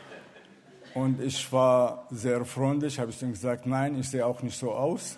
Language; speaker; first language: German; non-native, fluent; Arabic